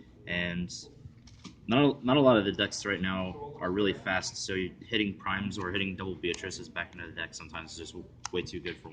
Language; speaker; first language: English; native; English